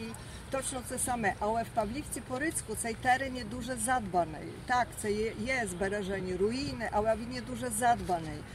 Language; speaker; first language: Ukrainian; early bilingual, heritage; Ukrainian